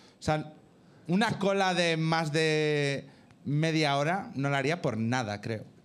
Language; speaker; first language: Spanish; native; Spanish